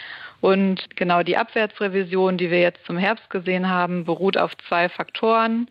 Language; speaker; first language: German; native; German